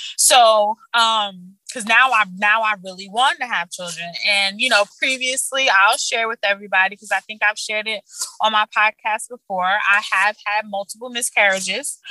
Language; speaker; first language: English; native; English